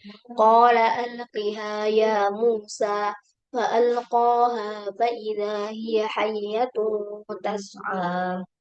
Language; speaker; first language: Arabic; non-native, learner; Indonesian